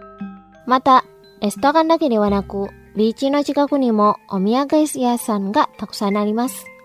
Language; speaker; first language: Japanese; non-native, fluent; Indonesian